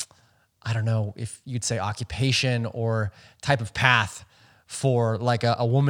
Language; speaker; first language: English; native; English